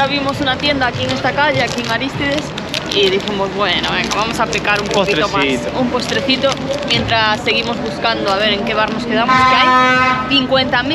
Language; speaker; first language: Spanish; native; Spanish